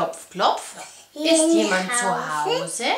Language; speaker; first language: German; native; German